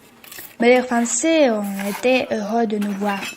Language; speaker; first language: French; non-native, learner; Russian